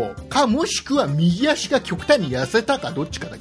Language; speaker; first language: Japanese; native; Japanese